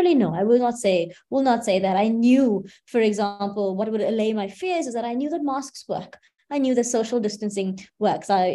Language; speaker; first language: English; native; English